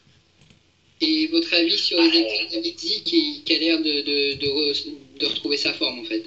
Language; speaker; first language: French; native; French